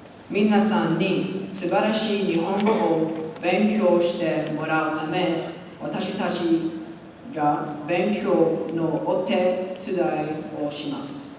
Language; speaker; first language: Japanese; non-native, learner; English